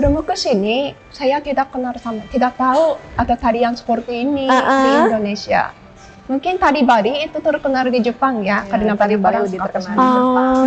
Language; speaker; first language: Indonesian; non-native, fluent; Japanese